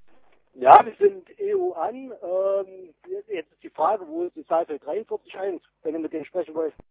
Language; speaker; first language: German; native; German